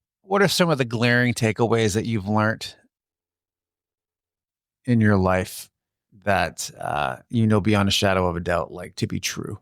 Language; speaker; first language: English; native; English